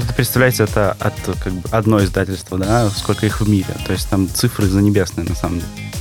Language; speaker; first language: Russian; native; Russian